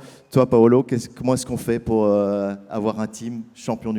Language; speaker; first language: French; native; French